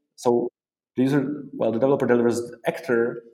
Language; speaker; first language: English; non-native, fluent; Czech